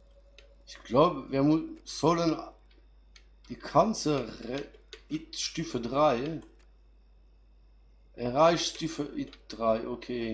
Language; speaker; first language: German; non-native, fluent; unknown